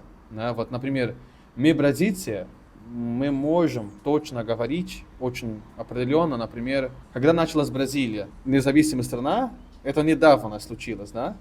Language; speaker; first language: Russian; non-native, fluent; Portuguese